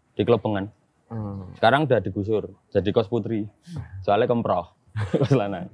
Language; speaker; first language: Indonesian; native; Indonesian